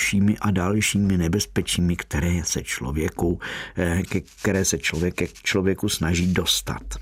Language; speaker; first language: Czech; native; Czech